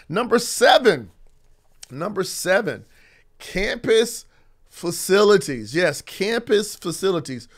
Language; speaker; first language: English; native; English